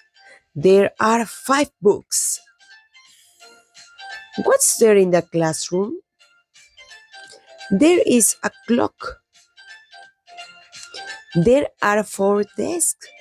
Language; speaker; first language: English; non-native, fluent; Spanish